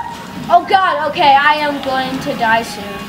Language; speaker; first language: English; native; English